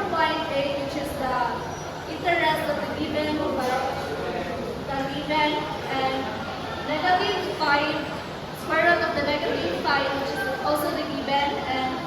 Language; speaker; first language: English; non-native, local second language; Cebuano